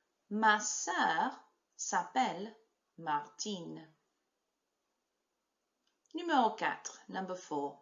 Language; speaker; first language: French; non-native, fluent; English